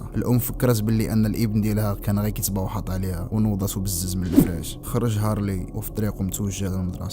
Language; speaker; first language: Arabic; native; Arabic